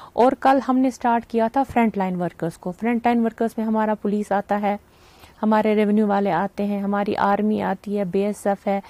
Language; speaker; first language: Hindi; non-native, local second language; Kashmiri